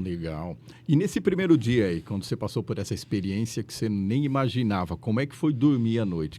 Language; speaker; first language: Portuguese; native; Portuguese